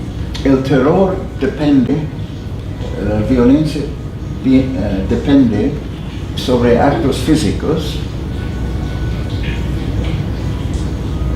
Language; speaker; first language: Spanish; non-native, fluent; English